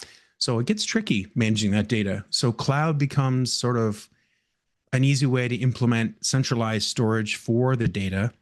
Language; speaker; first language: English; native; English